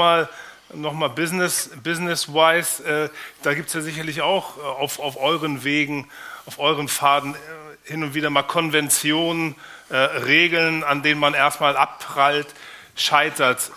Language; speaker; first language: German; native; German